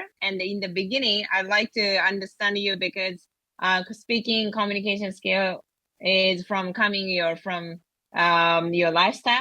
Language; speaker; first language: English; non-native, learner; Japanese